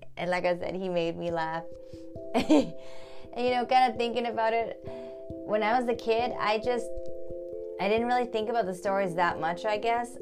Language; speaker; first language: English; early bilingual, other home language; German